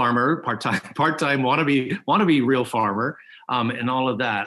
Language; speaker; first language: English; native; English